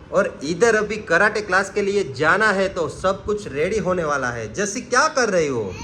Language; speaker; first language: Hindi; non-native, local second language; Gujarati